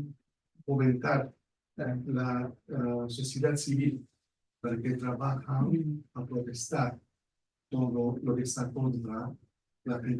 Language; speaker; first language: Spanish; non-native, fluent; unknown